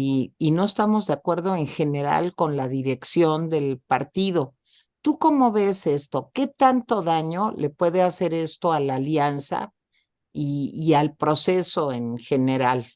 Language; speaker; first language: Spanish; native; Spanish